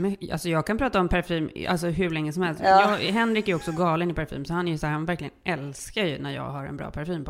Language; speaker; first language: Swedish; native; Swedish